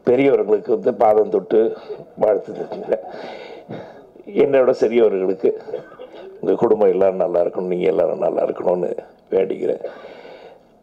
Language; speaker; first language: Tamil; native; Tamil